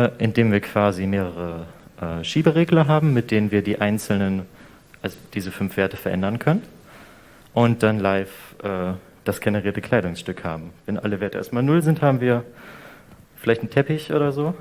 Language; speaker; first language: German; native; German